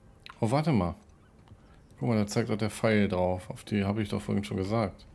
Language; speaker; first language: German; native; German